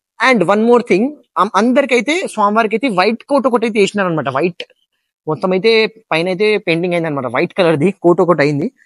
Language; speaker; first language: Telugu; non-native, local second language; Hindi